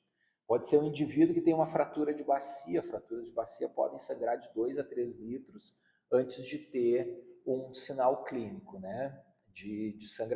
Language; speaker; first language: Portuguese; native; Portuguese